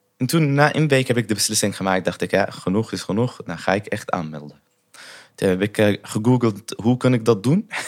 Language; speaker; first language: Dutch; non-native, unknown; Arabic